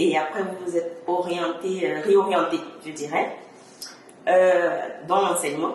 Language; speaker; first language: French; native; French